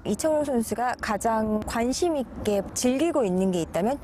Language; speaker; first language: Korean; native; Korean